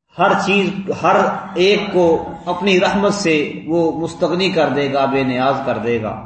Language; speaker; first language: Urdu; non-native, local second language; Punjabi